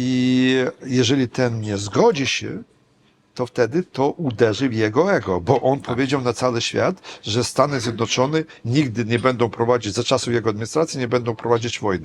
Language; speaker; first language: Polish; non-native, fluent; Ukrainian